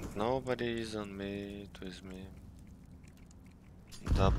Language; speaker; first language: English; non-native, fluent; Russian